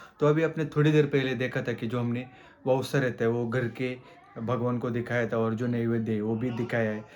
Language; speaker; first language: Hindi; non-native, local second language; Marathi